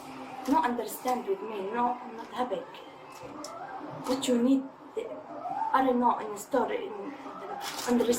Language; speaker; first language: English; non-native, learner; Arabic